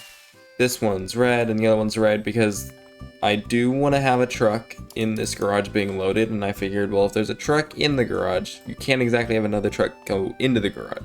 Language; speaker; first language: English; native; English